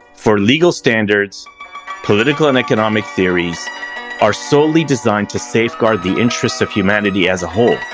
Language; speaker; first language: English; early bilingual, other home language; Persian